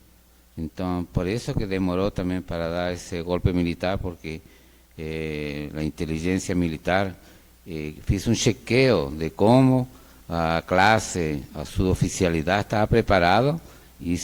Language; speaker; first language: Portuguese; non-native, fluent; Spanish